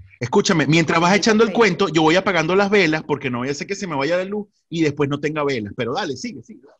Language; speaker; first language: Spanish; native; Spanish